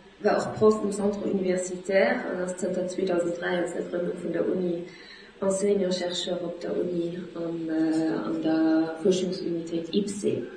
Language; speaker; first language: Luxembourgish; native; Luxembourgish